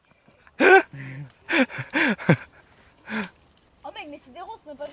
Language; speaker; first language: French; native; French